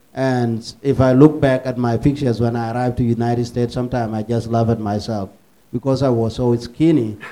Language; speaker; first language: English; early bilingual, other home language; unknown